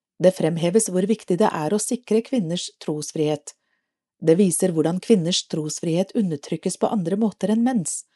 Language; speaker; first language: Norwegian; native; Norwegian